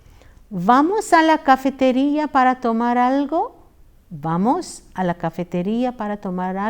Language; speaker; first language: Spanish; non-native, fluent; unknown